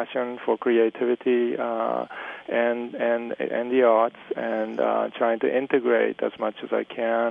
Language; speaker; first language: English; early bilingual, other home language; Japanese